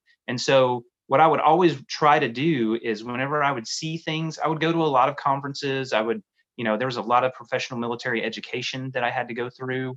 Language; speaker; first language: English; native; English